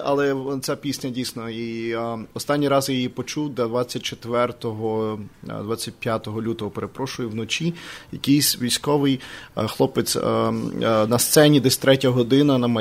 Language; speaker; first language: Ukrainian; native; Ukrainian